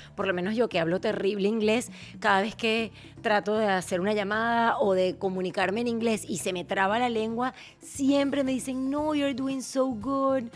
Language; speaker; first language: Spanish; native; Spanish